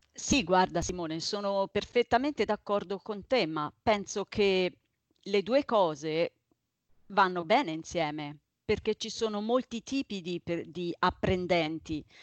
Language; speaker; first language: Italian; native; Italian